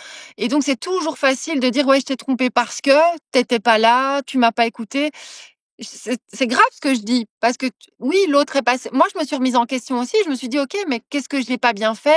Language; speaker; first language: French; native; French